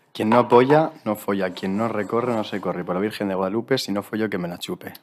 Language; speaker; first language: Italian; non-native, fluent; Spanish